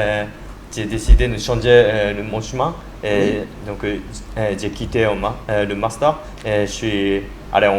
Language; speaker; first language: French; non-native, learner; Japanese